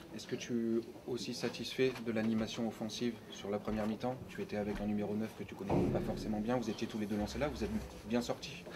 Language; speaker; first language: French; native; French